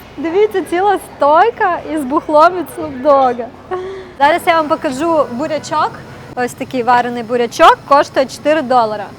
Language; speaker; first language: Ukrainian; non-native, local second language; Russian